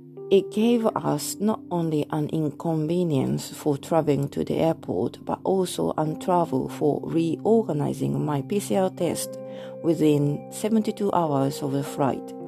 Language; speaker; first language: English; non-native, fluent; Japanese